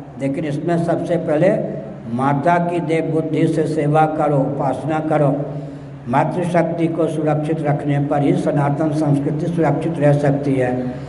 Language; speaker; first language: Hindi; non-native, local second language; Maithili